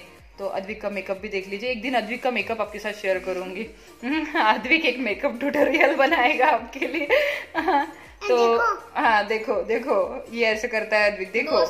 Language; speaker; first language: Hindi; native; Hindi